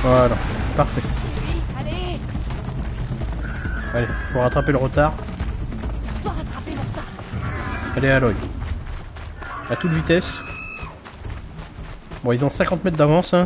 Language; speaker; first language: French; native; French